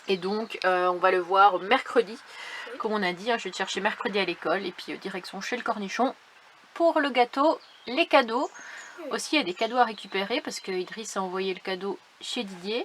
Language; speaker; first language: French; native; French